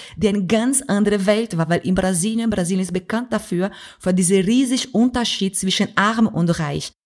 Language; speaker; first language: German; non-native, fluent; Portuguese